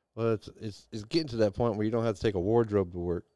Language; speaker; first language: English; native; English